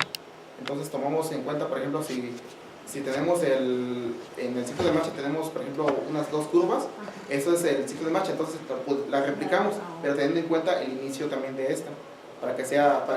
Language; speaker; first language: Spanish; native; Spanish